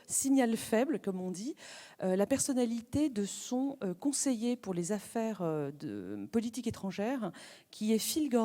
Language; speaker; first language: French; native; French